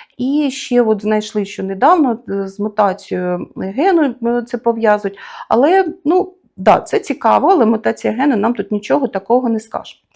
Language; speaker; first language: Ukrainian; native; Ukrainian